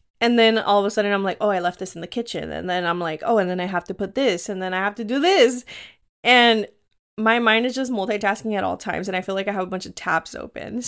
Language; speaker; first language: English; early bilingual, other home language; Spanish